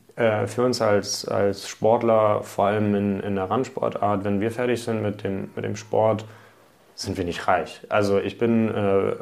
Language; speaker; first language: German; early bilingual, other home language; Hungarian